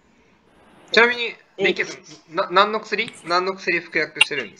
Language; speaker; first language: Japanese; native; Japanese